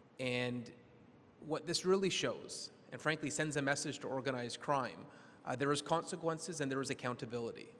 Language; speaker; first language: English; native; English